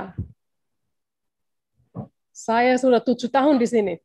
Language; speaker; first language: Indonesian; non-native, learner; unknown